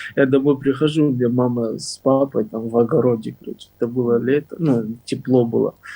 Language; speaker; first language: Russian; non-native, local second language; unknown